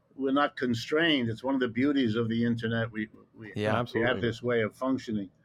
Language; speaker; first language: English; early bilingual, other home language; German